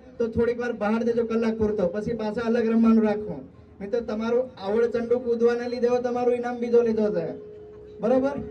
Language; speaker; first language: Gujarati; non-native, local second language; Rathawi